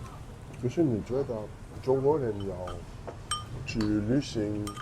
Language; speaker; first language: Chinese; non-native, learner; French